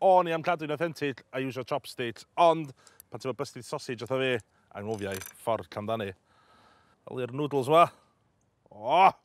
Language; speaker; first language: Welsh; native; Welsh